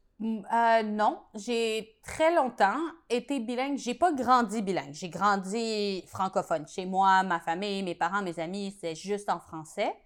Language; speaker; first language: French; native; French